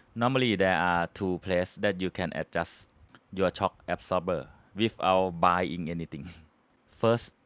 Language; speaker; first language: English; non-native, fluent; Thai